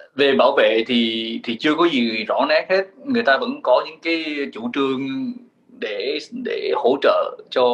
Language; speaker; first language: Vietnamese; native; Vietnamese